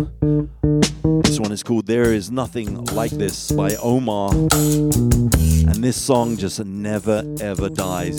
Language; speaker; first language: English; native; English